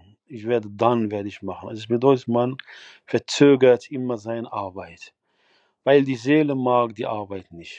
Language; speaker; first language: German; non-native, fluent; Arabic